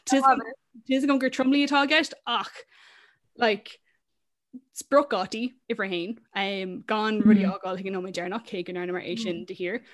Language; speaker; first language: Irish; non-native, local second language; English